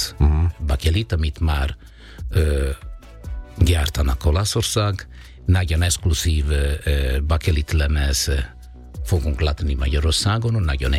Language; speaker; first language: Hungarian; non-native, learner; Italian